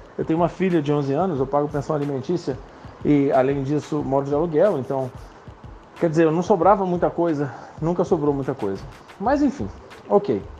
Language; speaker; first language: Portuguese; non-native, local second language; Spanish